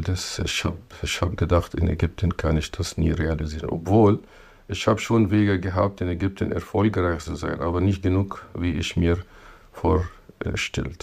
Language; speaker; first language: German; non-native, fluent; Arabic